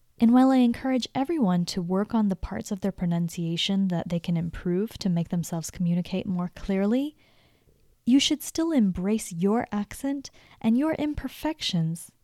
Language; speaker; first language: English; native; English